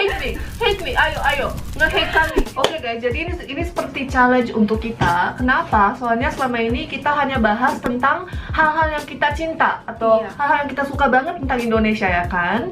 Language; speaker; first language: Indonesian; early bilingual, heritage; Korean